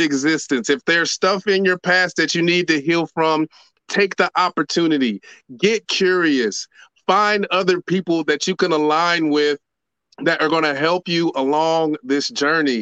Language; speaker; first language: English; native; English